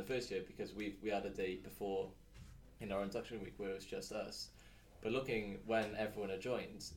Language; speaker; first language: English; native; English